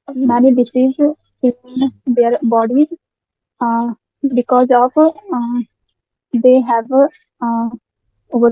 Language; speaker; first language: English; non-native, learner; Hindi